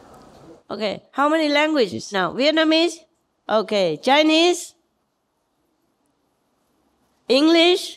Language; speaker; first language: English; non-native, fluent; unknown